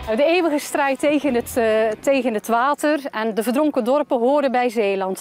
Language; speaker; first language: Dutch; native; Dutch